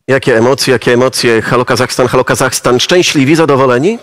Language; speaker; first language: Polish; native; Polish